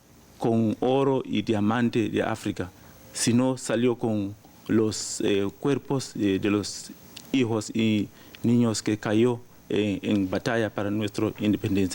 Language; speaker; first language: Spanish; non-native, learner; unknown